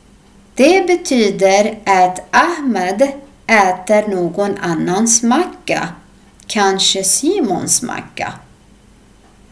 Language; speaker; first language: Swedish; non-native, fluent; Arabic